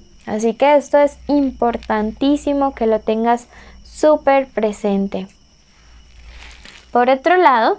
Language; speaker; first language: Spanish; native; Spanish